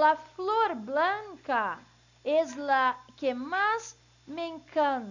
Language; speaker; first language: Spanish; non-native, learner; Portuguese